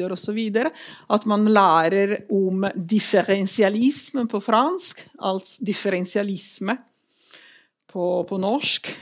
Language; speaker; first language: Norwegian; non-native, fluent; Italian